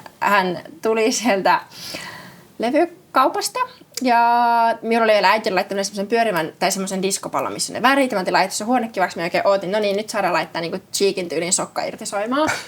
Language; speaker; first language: Finnish; native; Finnish